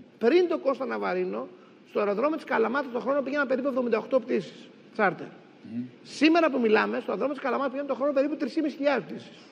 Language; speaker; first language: Greek; native; Greek